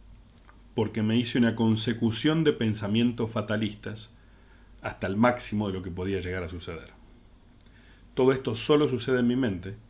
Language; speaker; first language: Spanish; native; Spanish